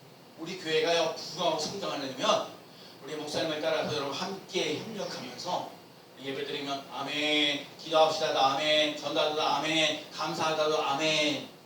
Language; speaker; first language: Korean; native; Korean